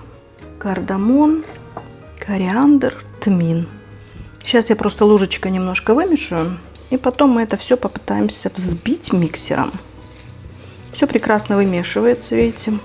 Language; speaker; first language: Russian; native; Russian